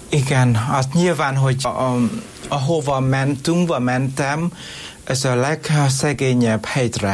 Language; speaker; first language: Hungarian; non-native, learner; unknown